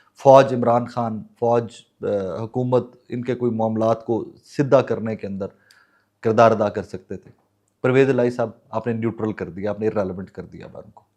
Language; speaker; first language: Urdu; non-native, local second language; Punjabi